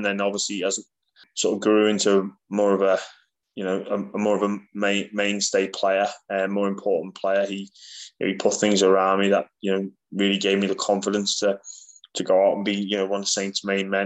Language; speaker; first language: English; native; English